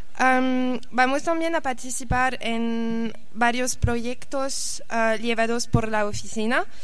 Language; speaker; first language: Spanish; non-native, fluent; French